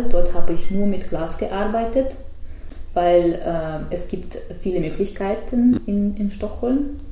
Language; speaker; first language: German; non-native, fluent; Russian